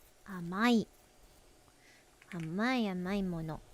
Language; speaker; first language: Japanese; non-native, learner; English